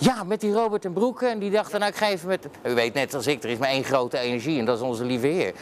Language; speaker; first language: Dutch; native; Dutch